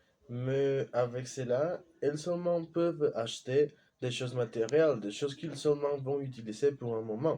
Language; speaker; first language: French; non-native, learner; Spanish